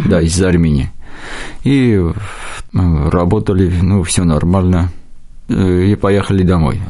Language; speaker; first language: Russian; non-native, local second language; Armenian